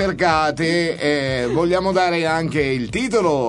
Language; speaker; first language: Italian; native; Italian